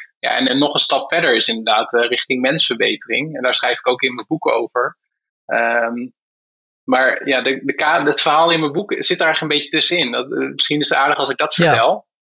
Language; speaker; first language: Dutch; native; Dutch